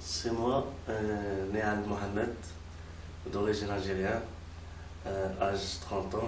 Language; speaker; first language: French; non-native, learner; Arabic